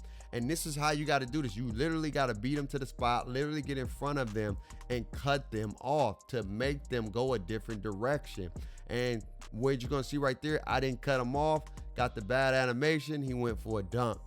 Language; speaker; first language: English; native; English